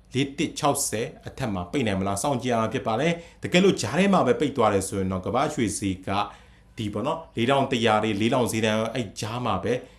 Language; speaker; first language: Burmese; native; Burmese